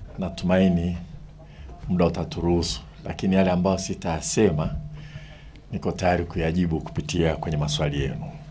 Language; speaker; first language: Swahili; native; Swahili